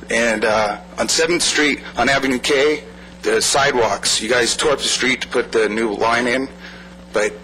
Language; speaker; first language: English; native; English